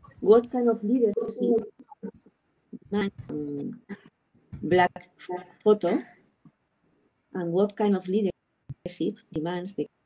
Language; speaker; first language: English; non-native, learner; Spanish